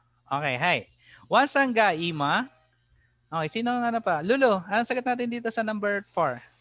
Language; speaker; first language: Japanese; non-native, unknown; Filipino